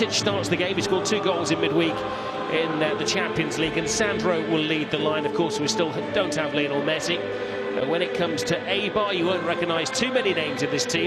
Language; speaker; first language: English; native; English